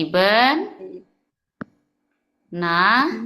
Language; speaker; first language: German; non-native, fluent; Indonesian